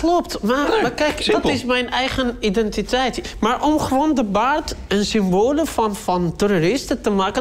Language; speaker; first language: Dutch; non-native, learner; Arabic